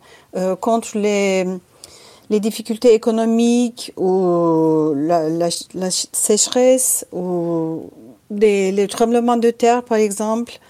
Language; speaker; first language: French; non-native, fluent; Turkish